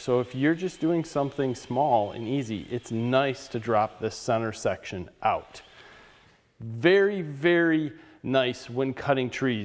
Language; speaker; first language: English; native; English